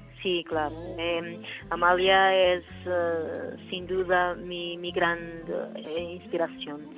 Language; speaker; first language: Spanish; non-native, learner; Portuguese